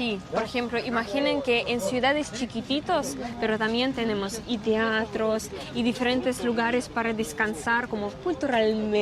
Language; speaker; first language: Spanish; non-native, fluent; Russian